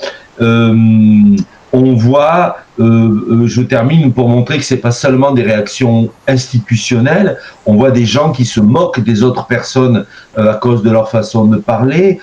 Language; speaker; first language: French; native; French